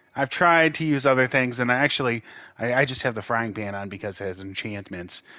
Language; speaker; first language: English; native; English